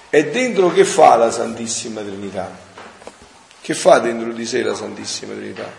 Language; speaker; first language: Italian; native; Italian